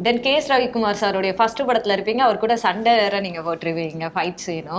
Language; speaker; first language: Tamil; native; Tamil